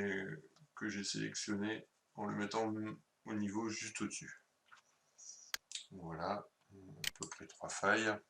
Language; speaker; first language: French; native; French